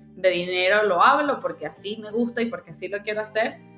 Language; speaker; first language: Spanish; native; Spanish